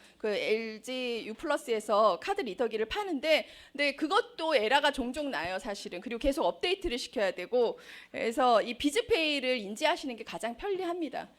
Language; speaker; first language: Korean; native; Korean